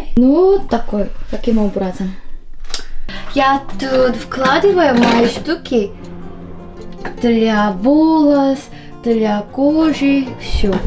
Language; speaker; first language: Russian; non-native, learner; Korean